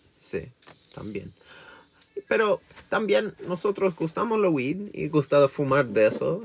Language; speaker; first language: Spanish; non-native, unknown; English